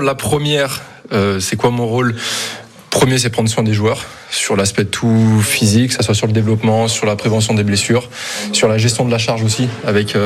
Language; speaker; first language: French; native; French